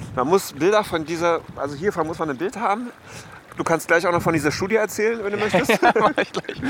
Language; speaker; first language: German; native; German